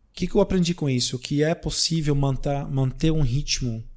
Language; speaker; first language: Portuguese; non-native, fluent; Dutch